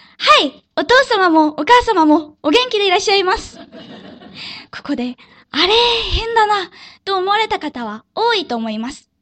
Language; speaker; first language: Japanese; non-native, fluent; Korean